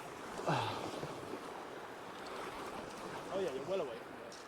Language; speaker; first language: English; native; English